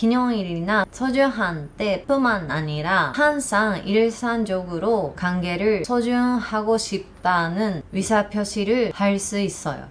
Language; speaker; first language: Korean; non-native, learner; Japanese